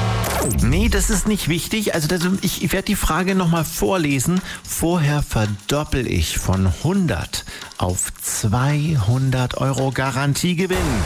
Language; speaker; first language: German; native; German